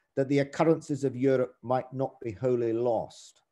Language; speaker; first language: English; native; English